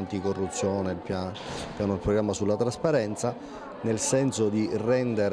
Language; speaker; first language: Italian; native; Italian